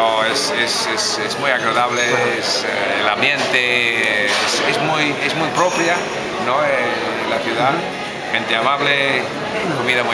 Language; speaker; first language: Spanish; non-native, fluent; English